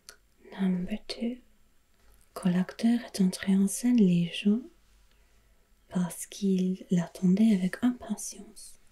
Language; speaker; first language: French; non-native, learner; German